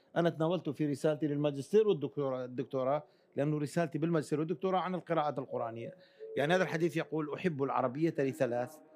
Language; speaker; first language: Arabic; early bilingual, other home language; Kurdish